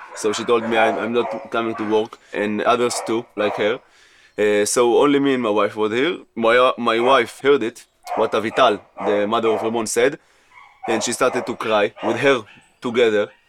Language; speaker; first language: English; non-native, fluent; Hebrew